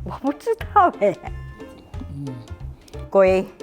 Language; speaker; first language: Chinese; native; Chinese